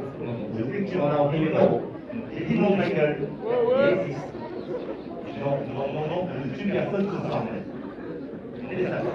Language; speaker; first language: French; native; French